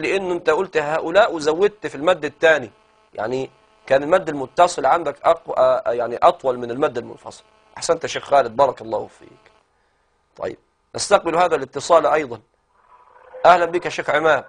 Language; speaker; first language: Arabic; native; Arabic